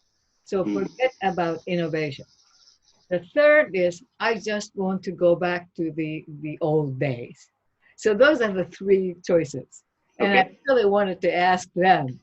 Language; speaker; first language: English; non-native, fluent; Japanese